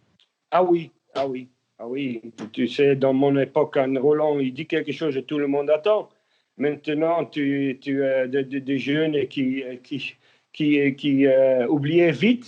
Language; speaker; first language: French; non-native, learner; Dutch